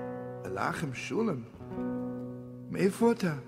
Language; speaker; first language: Hebrew; non-native, fluent; Yiddish